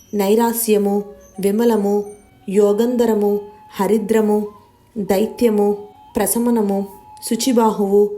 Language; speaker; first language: Telugu; native; Telugu